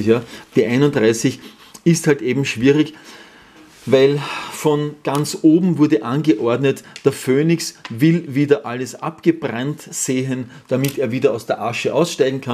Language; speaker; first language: German; native; German